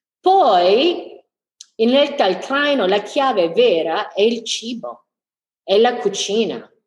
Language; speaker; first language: Italian; non-native, fluent; English